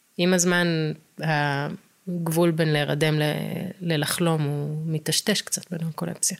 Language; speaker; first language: Hebrew; native; Hebrew